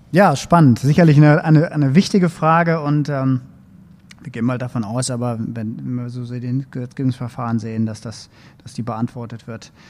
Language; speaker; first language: German; native; German